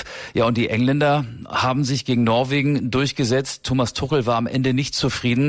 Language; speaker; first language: German; native; German